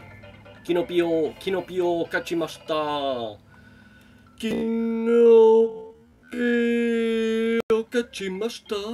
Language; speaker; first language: Japanese; non-native, learner; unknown